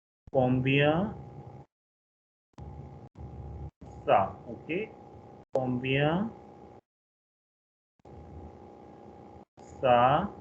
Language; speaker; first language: French; non-native, fluent; Hindi